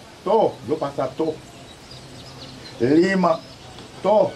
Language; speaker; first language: Spanish; non-native, learner; Haitian Creole